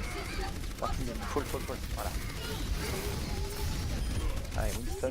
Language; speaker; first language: French; native; French